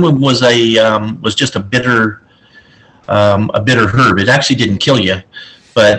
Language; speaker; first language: English; native; English